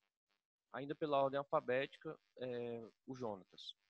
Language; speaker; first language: Portuguese; native; Portuguese